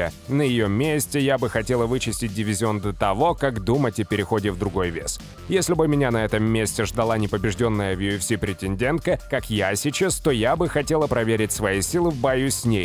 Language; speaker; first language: Russian; native; Russian